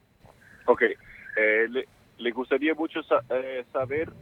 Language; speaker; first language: Spanish; non-native, fluent; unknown